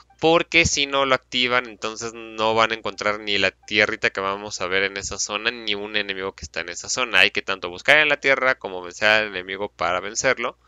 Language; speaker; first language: Spanish; native; Spanish